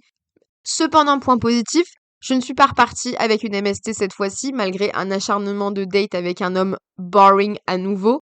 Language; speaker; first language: French; native; French